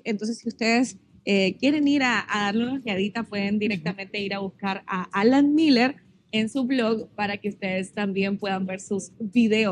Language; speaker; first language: Spanish; native; Spanish